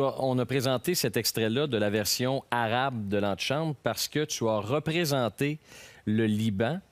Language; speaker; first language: French; native; French